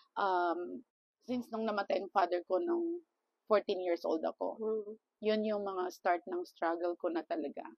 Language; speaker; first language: Filipino; non-native, local second language; Cebuano